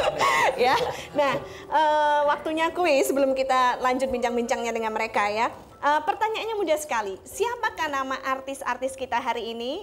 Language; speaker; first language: Indonesian; native; Indonesian